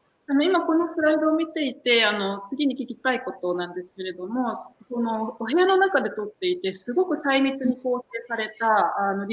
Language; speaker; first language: Japanese; native; Japanese